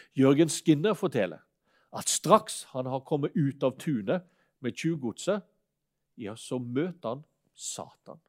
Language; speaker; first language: Norwegian; native; Norwegian